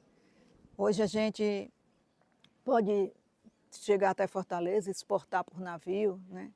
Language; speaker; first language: Portuguese; native; Portuguese